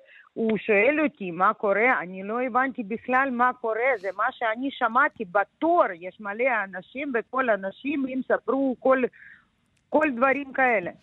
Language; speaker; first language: Hebrew; non-native, learner; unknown